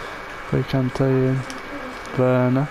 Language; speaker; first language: English; native; English